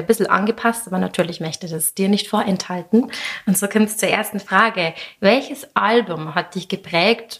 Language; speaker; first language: German; native; German